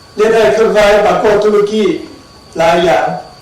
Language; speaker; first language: Lao; non-native, learner; Chinese